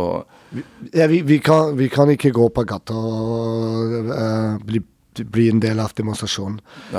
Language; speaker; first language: Norwegian; non-native, learner; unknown